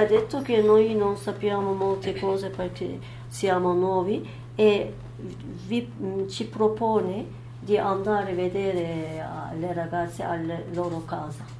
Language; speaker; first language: Italian; non-native, learner; Turkish